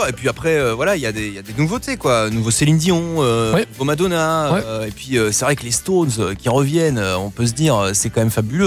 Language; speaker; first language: French; native; French